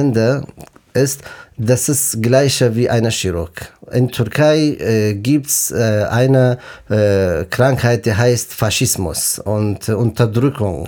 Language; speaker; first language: German; non-native, fluent; Kurdish